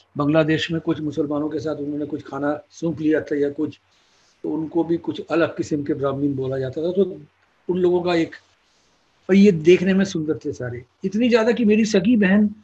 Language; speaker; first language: Hindi; non-native, local second language; Bangla